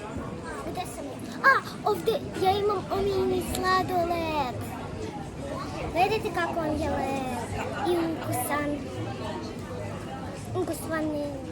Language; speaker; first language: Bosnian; non-native, learner; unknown